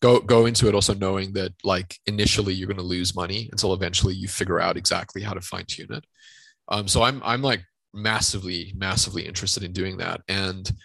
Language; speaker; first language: English; native; English